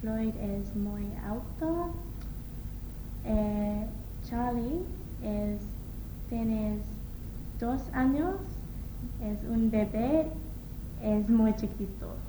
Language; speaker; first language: Spanish; non-native, learner; English